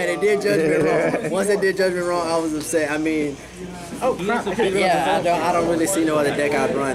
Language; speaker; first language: English; native; English